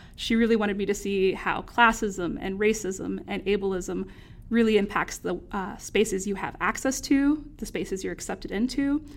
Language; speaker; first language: English; native; English